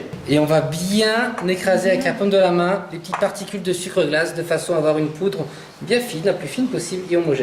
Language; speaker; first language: French; native; French